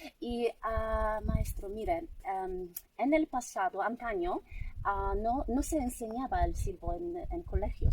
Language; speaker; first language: Spanish; non-native, fluent; Polish